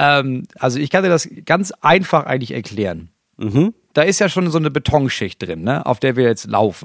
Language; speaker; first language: German; native; German